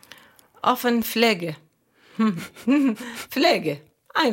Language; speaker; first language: German; non-native, fluent; Arabic